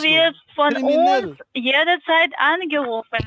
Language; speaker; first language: German; non-native, learner; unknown